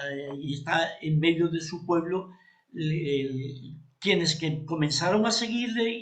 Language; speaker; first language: Spanish; native; Spanish